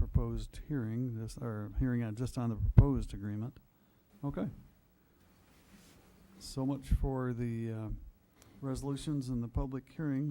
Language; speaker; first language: English; native; English